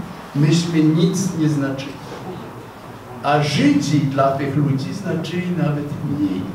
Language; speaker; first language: Polish; non-native, fluent; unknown